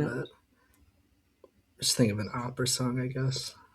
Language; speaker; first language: English; native; English